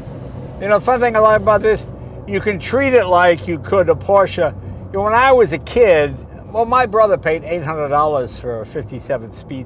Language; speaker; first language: English; native; English